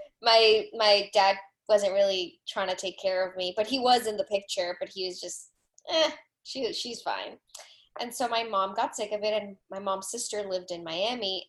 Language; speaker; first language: English; early bilingual, other home language; Spanish